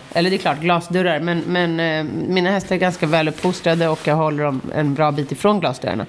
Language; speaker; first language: Swedish; non-native, fluent; English